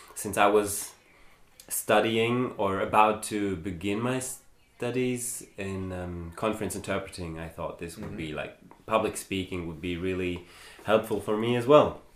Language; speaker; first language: English; non-native, fluent; German